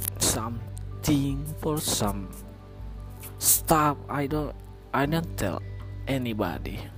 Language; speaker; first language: English; non-native, learner; Indonesian